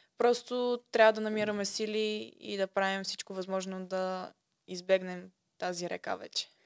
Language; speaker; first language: Bulgarian; early bilingual, other home language; Russian